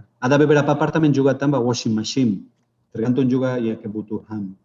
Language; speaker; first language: Indonesian; non-native, fluent; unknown